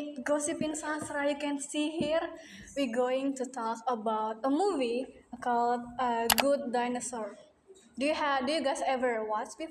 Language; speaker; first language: English; non-native, learner; Indonesian